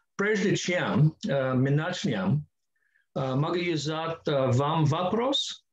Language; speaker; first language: Russian; non-native, learner; English